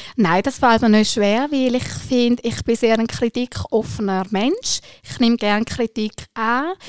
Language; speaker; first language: German; early bilingual, other home language; Albanian